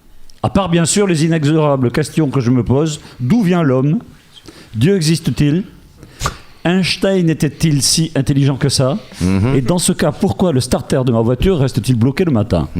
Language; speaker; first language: French; native; French